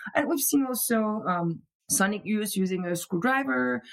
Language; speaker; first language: English; non-native, fluent; French